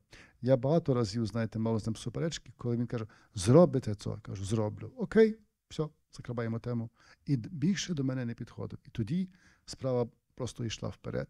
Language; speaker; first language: Ukrainian; native; Ukrainian